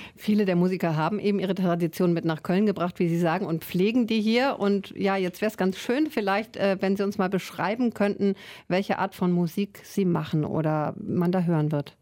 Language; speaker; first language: German; native; German